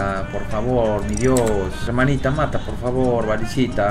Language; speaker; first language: Spanish; native; Spanish